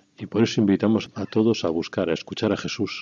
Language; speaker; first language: Spanish; non-native, learner; French